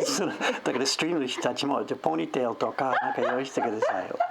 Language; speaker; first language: Japanese; non-native, fluent; English